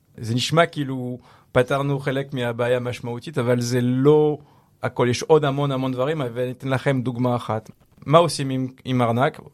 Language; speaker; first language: Hebrew; non-native, fluent; French